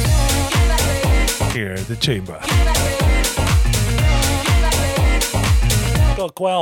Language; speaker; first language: English; non-native, fluent; Swiss German